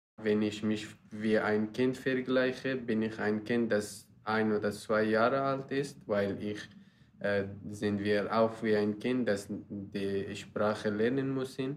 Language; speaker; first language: German; non-native, learner; Persian